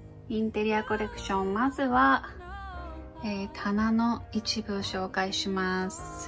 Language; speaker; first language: Japanese; native; Japanese